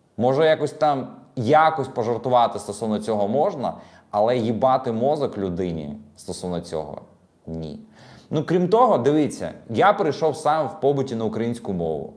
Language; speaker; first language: Ukrainian; non-native, local second language; Russian